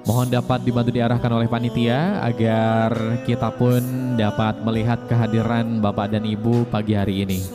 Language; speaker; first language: Indonesian; native; Indonesian